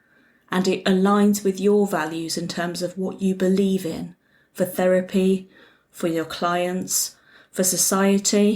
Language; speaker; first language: English; native; English